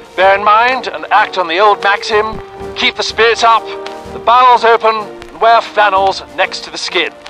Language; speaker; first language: English; native; English